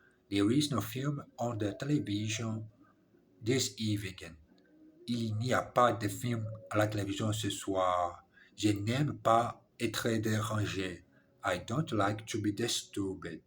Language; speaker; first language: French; non-native, learner; English